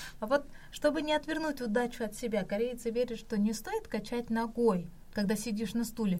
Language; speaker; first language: Russian; non-native, local second language; Kazakh